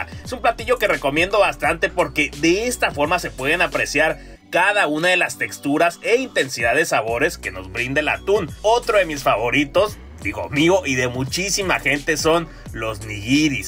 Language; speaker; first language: Spanish; native; Spanish